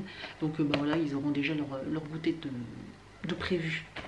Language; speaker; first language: French; native; French